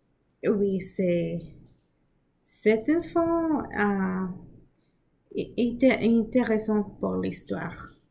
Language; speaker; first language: French; non-native, learner; English